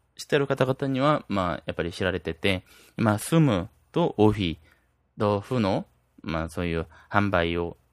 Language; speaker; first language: Japanese; non-native, fluent; Korean